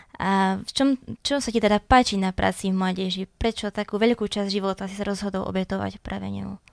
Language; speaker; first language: Slovak; native; Slovak